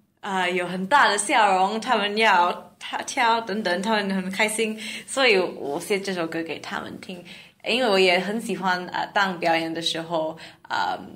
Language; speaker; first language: Chinese; non-native, learner; English